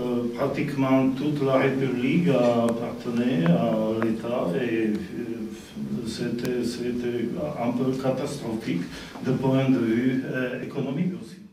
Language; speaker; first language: French; non-native, fluent; Slovak